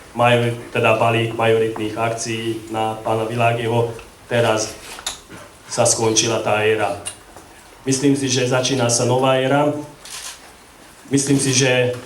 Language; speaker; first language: Slovak; non-native, local second language; Hungarian